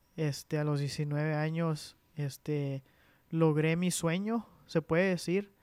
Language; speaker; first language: Spanish; early bilingual, heritage; Spanish